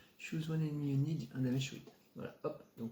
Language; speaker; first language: French; native; French